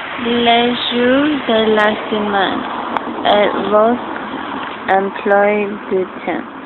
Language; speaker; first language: French; non-native, fluent; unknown